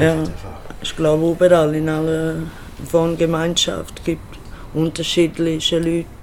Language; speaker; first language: German; non-native, fluent; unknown